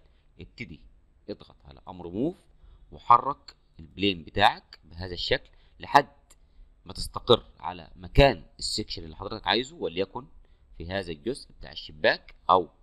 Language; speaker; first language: Arabic; native; Arabic